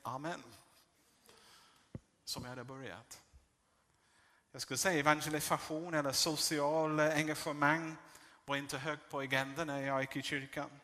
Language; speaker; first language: Swedish; non-native, fluent; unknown